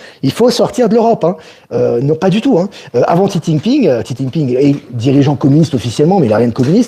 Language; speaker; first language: French; native; French